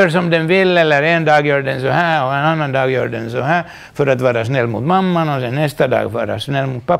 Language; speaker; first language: Swedish; non-native, local second language; Finnish